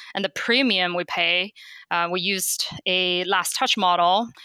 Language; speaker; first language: English; non-native, fluent; Chinese